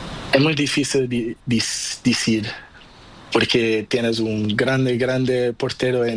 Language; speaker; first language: Spanish; non-native, learner; Portuguese